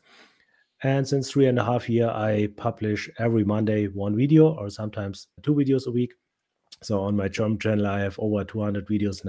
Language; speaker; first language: English; non-native, fluent; German